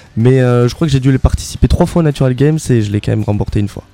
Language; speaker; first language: French; native; French